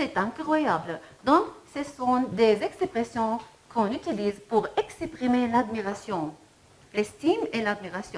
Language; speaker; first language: French; non-native, fluent; Arabic